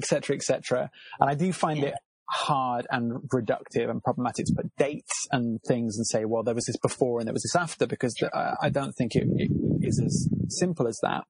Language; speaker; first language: English; native; English